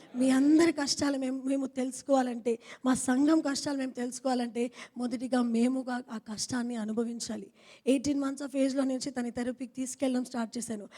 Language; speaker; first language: Telugu; non-native, fluent; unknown